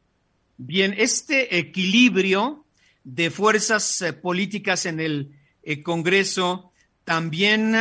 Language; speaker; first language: Spanish; native; Spanish